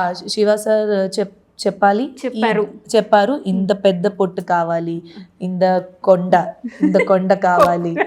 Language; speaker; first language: Telugu; non-native, learner; Malayalam